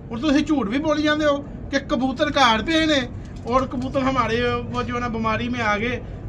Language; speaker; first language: Urdu; non-native, local second language; Punjabi